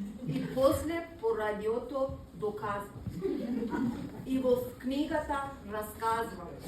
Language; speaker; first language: Bulgarian; non-native, learner; Persian